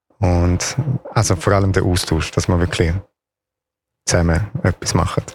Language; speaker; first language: German; non-native, local second language; Italian